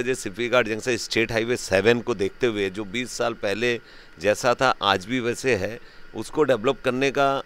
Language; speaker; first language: Hindi; native; Hindi